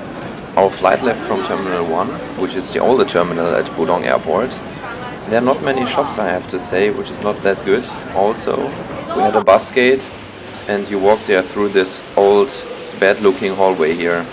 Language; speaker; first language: English; non-native, fluent; German